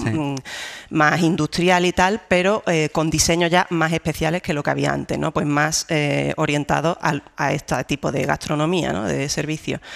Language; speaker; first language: Spanish; native; Spanish